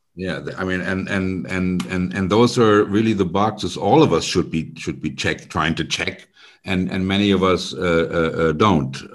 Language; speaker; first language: English; non-native, fluent; German